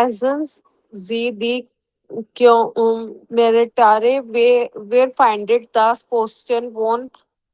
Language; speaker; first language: German; non-native, learner; Hindi